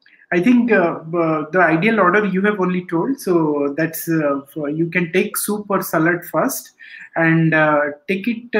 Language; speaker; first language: English; non-native, local second language; Odia